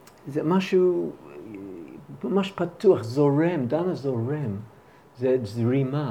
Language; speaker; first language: Hebrew; non-native, fluent; English